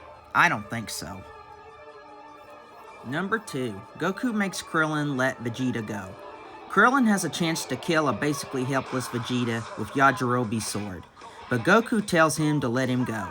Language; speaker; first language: English; native; English